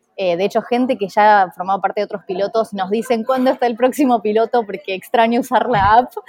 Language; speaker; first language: Spanish; native; Spanish